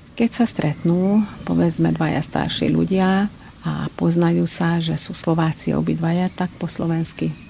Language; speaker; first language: Slovak; early bilingual, heritage; Slovak